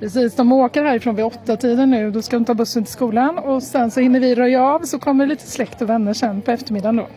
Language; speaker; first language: Swedish; native; Swedish